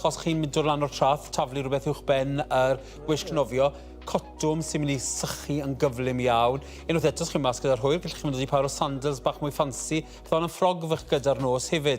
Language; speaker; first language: Welsh; native; Welsh